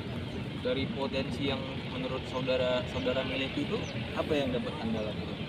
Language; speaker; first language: Indonesian; native; Indonesian